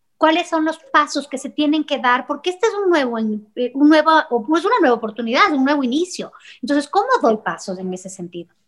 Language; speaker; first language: Spanish; native; Spanish